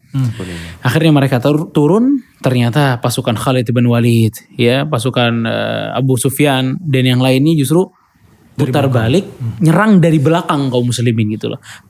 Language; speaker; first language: Indonesian; native; Indonesian